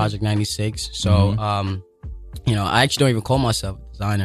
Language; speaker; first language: English; non-native, local second language; Yoruba